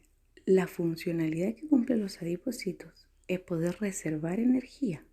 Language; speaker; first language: Spanish; native; Spanish